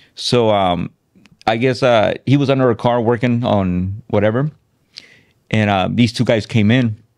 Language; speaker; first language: English; native; English